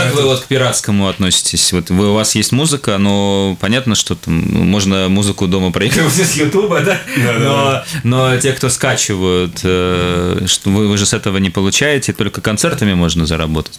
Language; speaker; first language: Russian; native; Russian